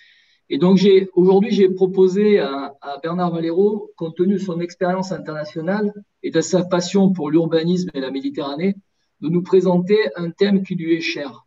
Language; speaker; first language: French; native; French